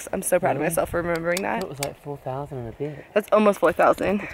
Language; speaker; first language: English; native; English